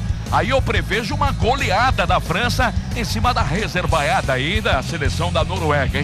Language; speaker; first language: Portuguese; native; Portuguese